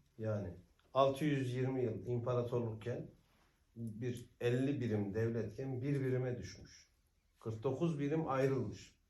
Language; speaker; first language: Turkish; native; Turkish